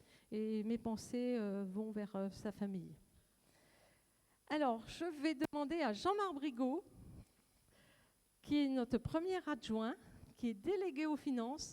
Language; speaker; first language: French; native; French